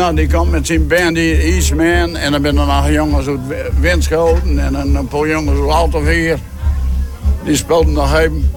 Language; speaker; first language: Dutch; native; Dutch